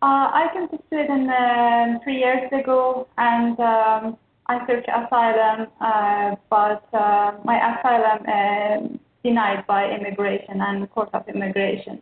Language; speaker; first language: English; non-native, learner; Persian